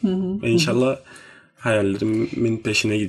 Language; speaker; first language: Turkish; non-native, fluent; Bosnian